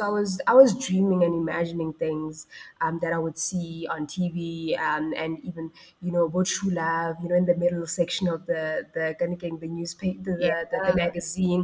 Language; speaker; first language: English; non-native, local second language; Tswana